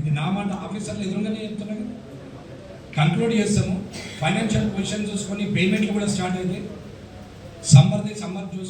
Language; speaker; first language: Telugu; native; Telugu